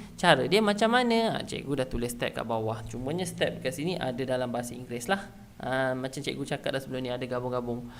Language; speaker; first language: Malay; native; Malay